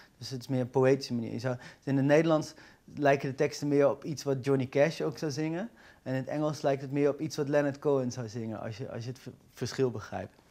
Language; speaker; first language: Dutch; native; Dutch